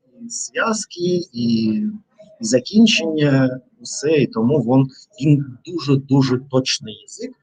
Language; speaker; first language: Ukrainian; non-native, learner; Russian